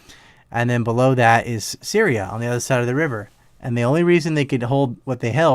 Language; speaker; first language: English; native; English